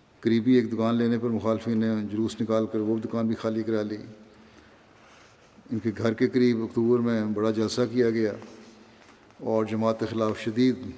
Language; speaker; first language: Urdu; native; Urdu